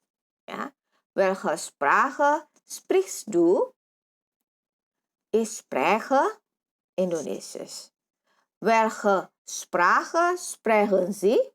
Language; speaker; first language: German; non-native, fluent; Indonesian